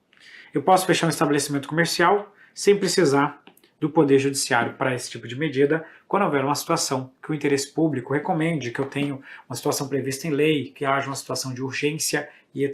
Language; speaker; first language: Portuguese; native; Portuguese